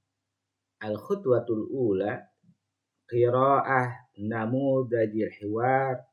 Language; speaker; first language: Arabic; non-native, fluent; Indonesian